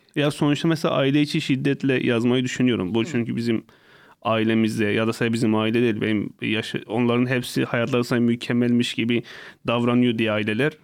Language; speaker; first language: Turkish; non-native, local second language; Kurdish